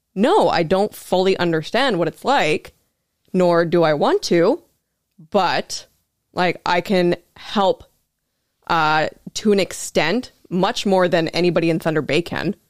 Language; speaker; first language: English; native; English